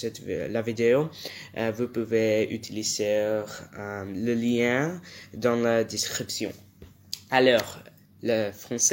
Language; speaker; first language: French; non-native, learner; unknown